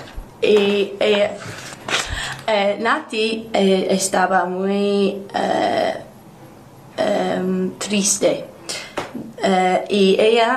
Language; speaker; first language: Spanish; non-native, learner; English